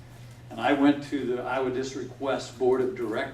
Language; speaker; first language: English; native; English